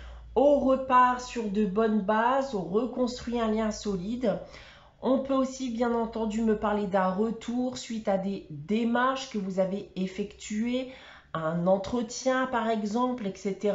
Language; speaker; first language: French; native; French